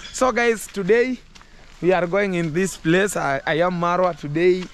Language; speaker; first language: English; non-native, learner; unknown